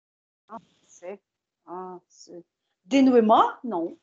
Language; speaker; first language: French; non-native, learner; Portuguese